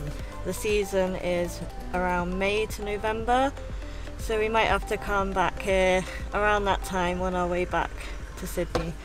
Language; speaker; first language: English; native; English